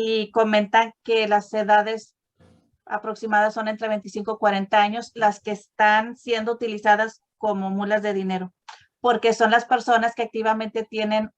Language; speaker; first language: Spanish; native; Spanish